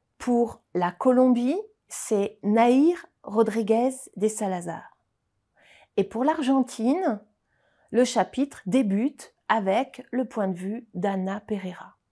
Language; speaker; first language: French; native; French